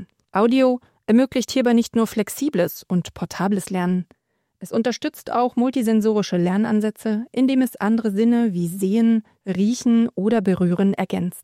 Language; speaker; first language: German; native; German